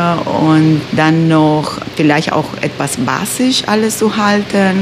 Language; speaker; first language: German; non-native, fluent; Spanish